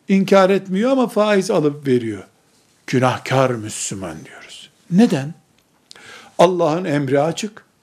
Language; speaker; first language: Turkish; native; Turkish